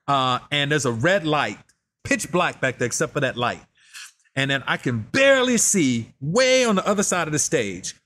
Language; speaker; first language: English; native; English